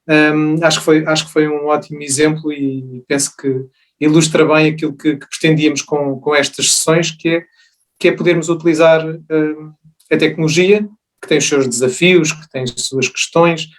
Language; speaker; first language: Portuguese; native; Portuguese